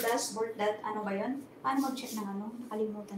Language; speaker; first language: Filipino; native; Filipino